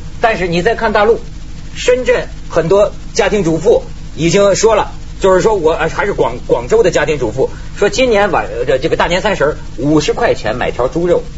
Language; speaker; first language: Chinese; native; Chinese